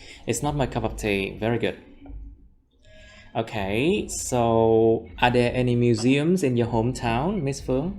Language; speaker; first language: English; non-native, fluent; Vietnamese